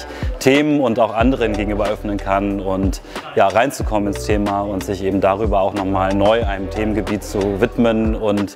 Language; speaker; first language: German; native; German